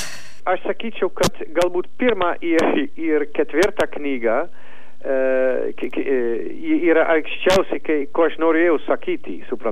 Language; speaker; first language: Lithuanian; non-native, learner; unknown